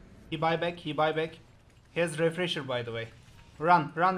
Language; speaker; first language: English; non-native, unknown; Turkish